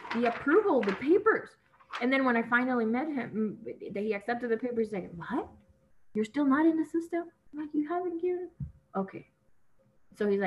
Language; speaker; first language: English; non-native, fluent; Spanish